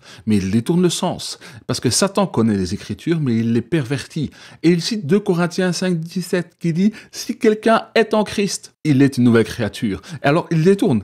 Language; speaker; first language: French; native; French